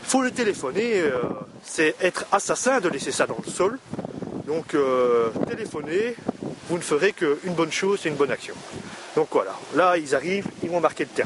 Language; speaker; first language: French; native; French